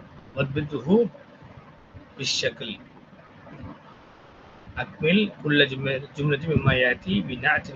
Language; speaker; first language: Arabic; non-native, fluent; Tamil